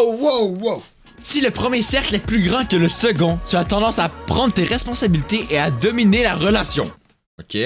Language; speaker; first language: French; native; French